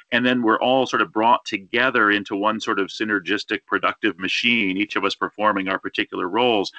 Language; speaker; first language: English; native; English